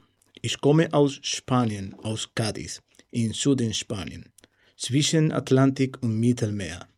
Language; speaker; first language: German; non-native, fluent; Spanish